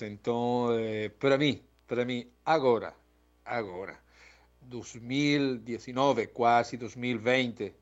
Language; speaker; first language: Portuguese; non-native, learner; Spanish